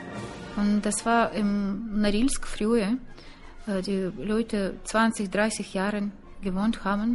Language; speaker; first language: German; non-native, learner; Russian